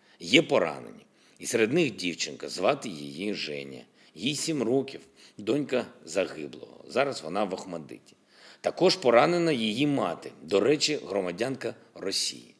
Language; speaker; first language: Ukrainian; non-native, local second language; Russian